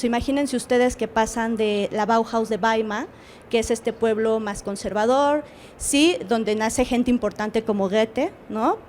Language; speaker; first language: Spanish; native; Spanish